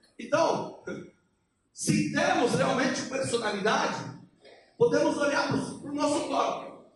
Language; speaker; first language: Portuguese; non-native, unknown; Polish